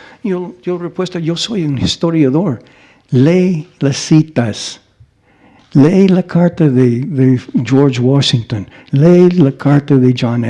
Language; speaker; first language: Spanish; non-native, fluent; English